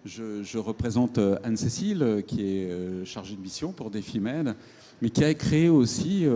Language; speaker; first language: French; native; French